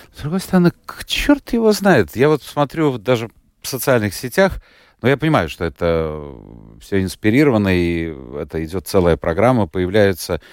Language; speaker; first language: Russian; native; Russian